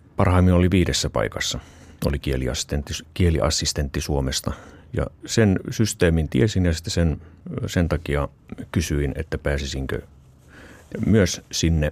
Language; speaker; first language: Finnish; native; Finnish